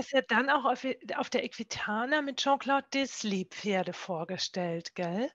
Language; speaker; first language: German; native; German